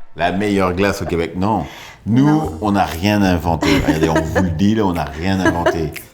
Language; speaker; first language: French; native; French